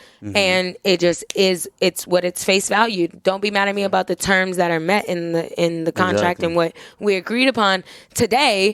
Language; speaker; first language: English; native; English